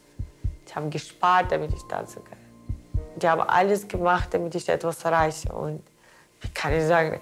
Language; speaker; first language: German; non-native, fluent; Russian